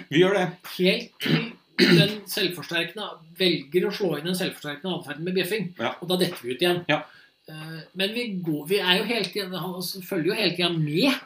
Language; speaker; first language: Norwegian; native; Norwegian